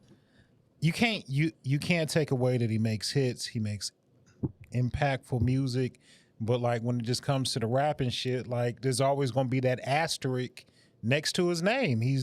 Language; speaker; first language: English; native; English